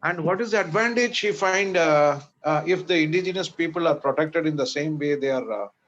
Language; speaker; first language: English; non-native, local second language; Malayalam